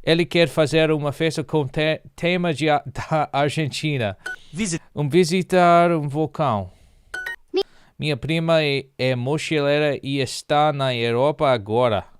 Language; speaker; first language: Portuguese; non-native, learner; English